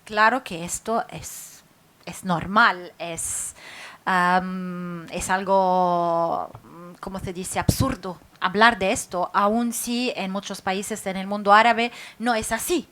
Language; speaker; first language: Spanish; non-native, fluent; Arabic